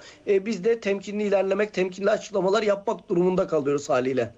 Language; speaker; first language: Turkish; native; Turkish